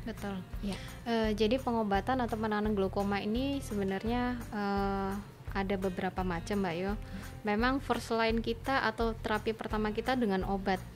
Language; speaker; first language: Indonesian; native; Indonesian